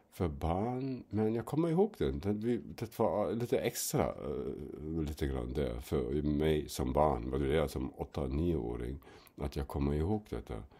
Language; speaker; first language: Swedish; non-native, fluent; German